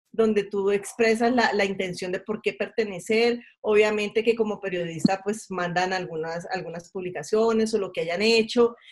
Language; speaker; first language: Spanish; native; Spanish